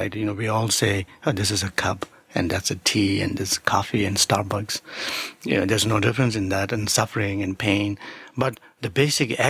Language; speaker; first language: English; non-native, local second language; Tibetan